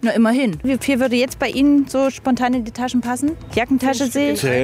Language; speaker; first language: German; native; German